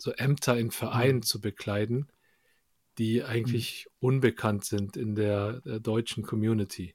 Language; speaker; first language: German; early bilingual, other home language; Korean